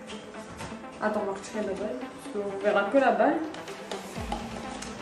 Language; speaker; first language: French; native; French